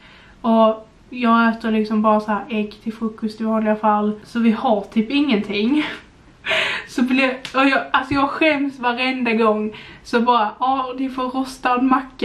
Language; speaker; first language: Swedish; native; Swedish